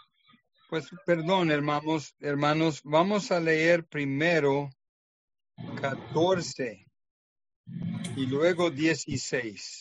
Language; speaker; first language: Spanish; non-native, fluent; English